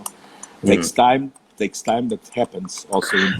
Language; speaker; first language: English; non-native, learner; Portuguese